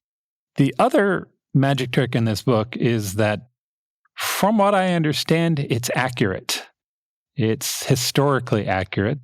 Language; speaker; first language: English; native; English